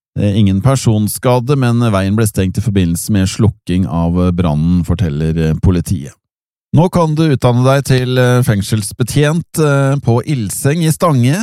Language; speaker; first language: Norwegian; native; Norwegian